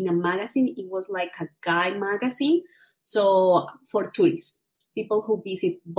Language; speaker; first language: English; non-native, fluent; Spanish